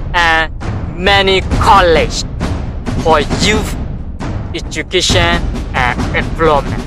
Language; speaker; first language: English; non-native, learner; Burmese